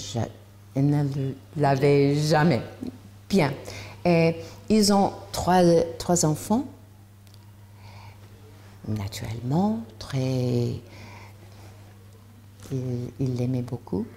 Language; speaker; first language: French; non-native, learner; English